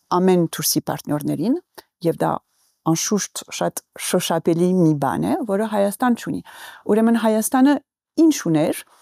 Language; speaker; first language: Armenian; early bilingual, heritage; Armenian